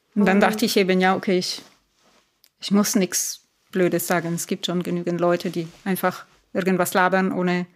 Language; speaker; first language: German; non-native, fluent; Italian